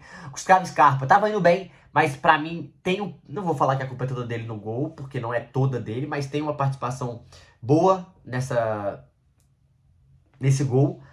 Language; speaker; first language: Portuguese; native; Portuguese